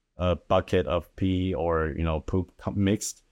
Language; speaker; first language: English; early bilingual, other home language; Chinese